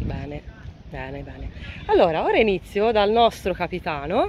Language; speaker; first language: Italian; native; Italian